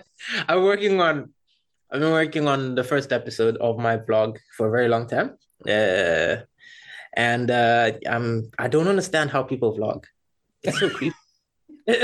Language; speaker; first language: English; non-native, local second language; Kinyarwanda